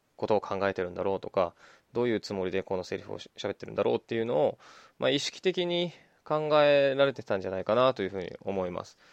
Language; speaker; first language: Japanese; native; Japanese